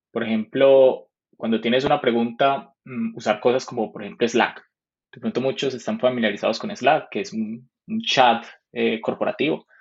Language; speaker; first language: Spanish; native; Spanish